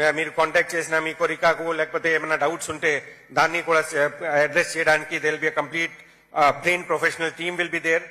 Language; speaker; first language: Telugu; non-native, local second language; Hindi